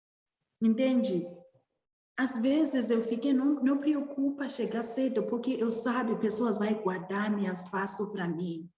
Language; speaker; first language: Portuguese; non-native, learner; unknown